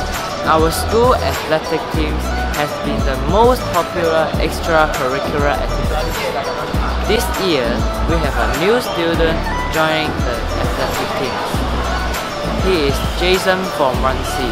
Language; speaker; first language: English; non-native, fluent; Chinese